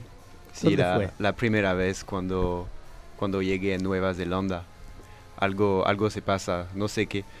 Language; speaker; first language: Spanish; non-native, learner; French